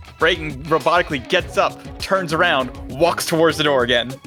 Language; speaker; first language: English; native; English